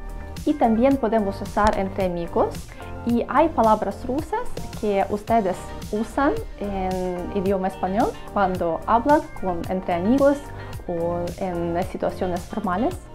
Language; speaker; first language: Spanish; non-native, learner; Russian